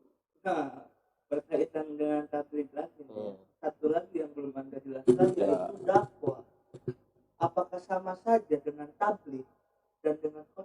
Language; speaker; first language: Indonesian; native; Indonesian